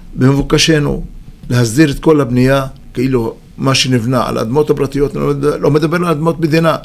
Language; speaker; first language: Hebrew; non-native, local second language; Arabic